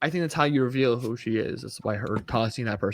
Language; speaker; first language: English; native; English